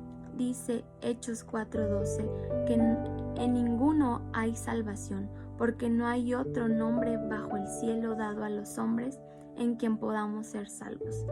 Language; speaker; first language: Spanish; native; Spanish